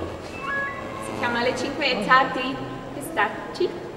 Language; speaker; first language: Italian; non-native, fluent; English